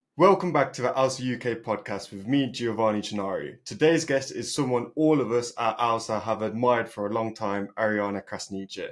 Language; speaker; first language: English; early bilingual, other home language; Albanian